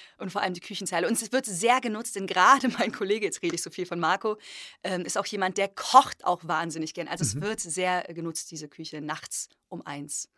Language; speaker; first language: German; early bilingual, other home language; Polish